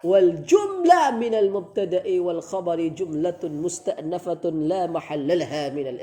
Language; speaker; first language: Arabic; non-native, fluent; Indonesian